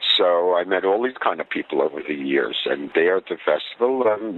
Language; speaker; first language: English; native; English